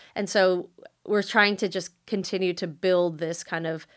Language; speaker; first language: English; native; English